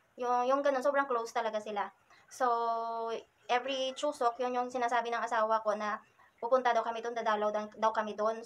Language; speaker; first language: Filipino; native; Filipino